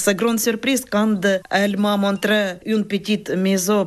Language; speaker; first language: French; non-native, learner; Ukrainian